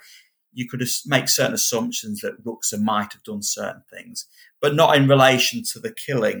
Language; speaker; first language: English; native; English